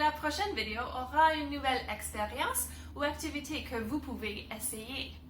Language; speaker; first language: French; non-native, fluent; English